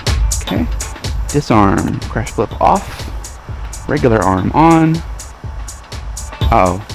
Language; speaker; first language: English; native; English